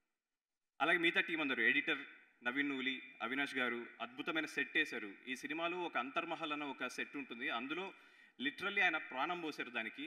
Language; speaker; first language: Telugu; native; Telugu